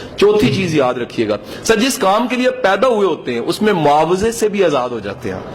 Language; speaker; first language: Urdu; non-native, local second language; Punjabi